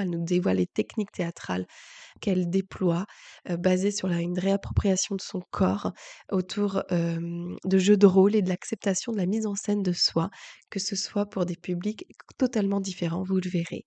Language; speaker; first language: French; native; French